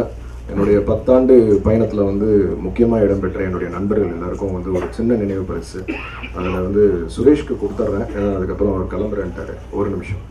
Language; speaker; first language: Tamil; native; Tamil